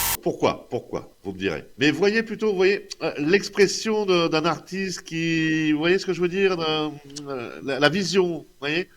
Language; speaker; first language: French; native; French